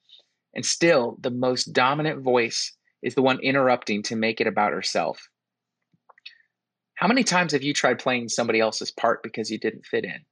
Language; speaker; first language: English; native; English